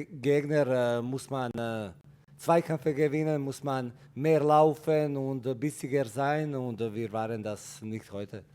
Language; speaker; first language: German; non-native, fluent; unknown